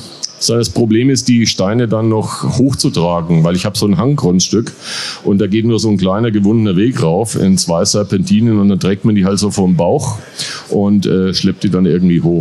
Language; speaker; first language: German; native; German